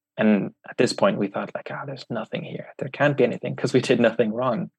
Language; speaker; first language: English; native; English